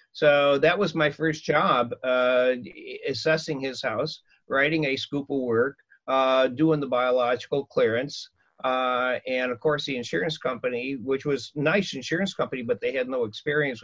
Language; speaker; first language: English; native; English